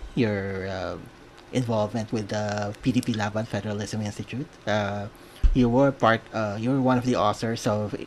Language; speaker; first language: English; non-native, local second language; Filipino